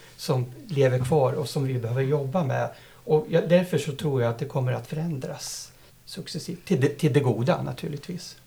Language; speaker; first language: Swedish; native; Swedish